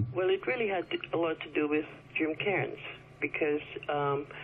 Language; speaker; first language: English; early bilingual, other home language; Chinese